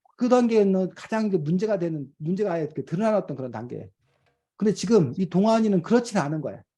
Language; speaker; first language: Korean; native; Korean